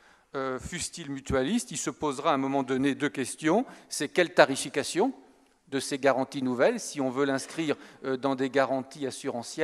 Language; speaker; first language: French; native; French